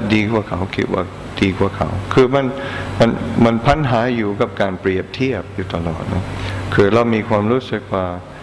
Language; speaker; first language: Thai; non-native, fluent; English